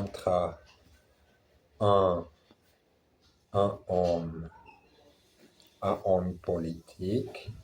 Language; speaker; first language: French; non-native, learner; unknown